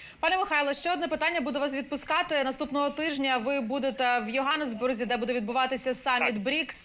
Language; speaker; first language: Ukrainian; native; Ukrainian